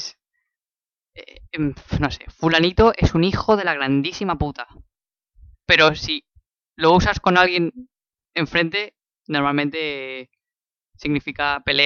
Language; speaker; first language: Spanish; native; Spanish